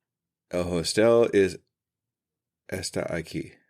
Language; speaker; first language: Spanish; non-native, learner; English